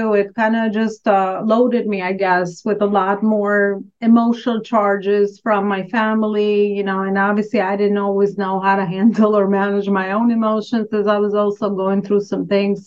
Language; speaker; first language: English; non-native, fluent; Albanian